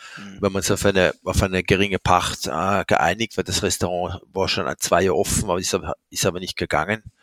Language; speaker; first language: German; non-native, fluent; French